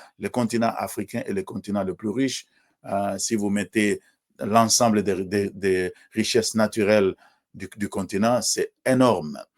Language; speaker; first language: French; non-native, local second language; Swahili